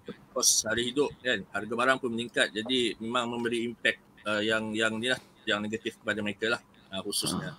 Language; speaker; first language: Malay; native; Malay